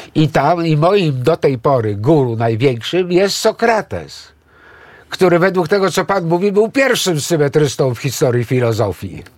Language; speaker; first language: Polish; early bilingual, other home language; Greek